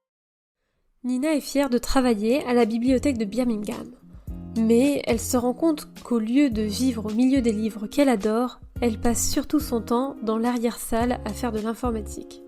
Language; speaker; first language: French; native; French